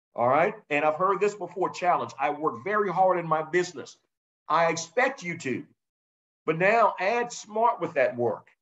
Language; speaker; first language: English; native; English